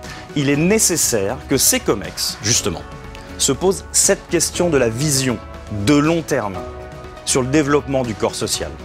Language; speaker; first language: French; native; French